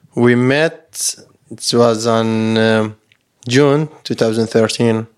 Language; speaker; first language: English; non-native, learner; Persian